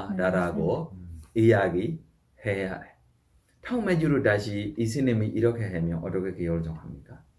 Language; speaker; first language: Korean; non-native, fluent; Burmese